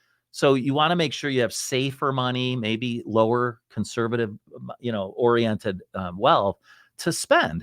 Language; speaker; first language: English; native; English